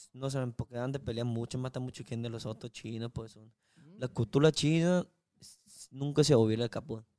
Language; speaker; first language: Spanish; non-native, learner; Chinese